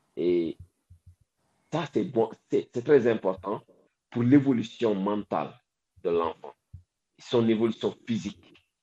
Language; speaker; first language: French; non-native, local second language; Wolof